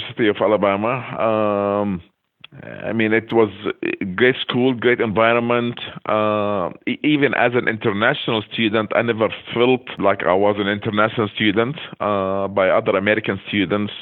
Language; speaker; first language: English; non-native, fluent; Hebrew